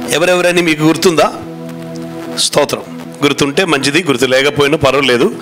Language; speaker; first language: Telugu; non-native, fluent; Malayalam